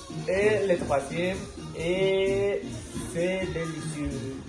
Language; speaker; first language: French; non-native, learner; Spanish